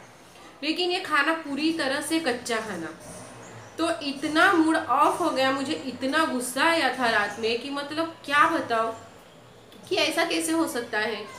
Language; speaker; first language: Hindi; native; Hindi